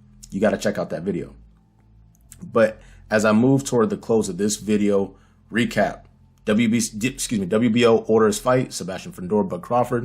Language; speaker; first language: English; native; English